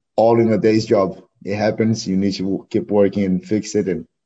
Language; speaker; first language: English; non-native, fluent; Portuguese